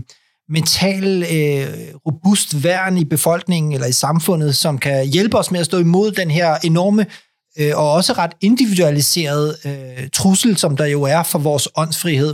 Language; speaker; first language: Danish; native; Danish